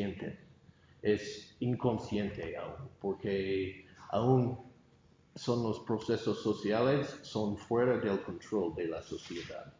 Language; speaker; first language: Spanish; non-native, fluent; English